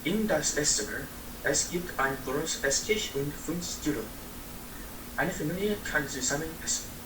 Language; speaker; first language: German; non-native, learner; English